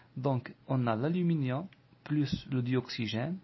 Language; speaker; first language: French; non-native, local second language; Arabic